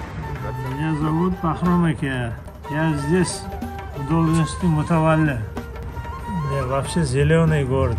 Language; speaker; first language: Russian; non-native, local second language; Uzbek